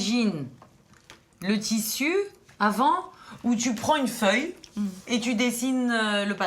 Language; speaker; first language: French; native; French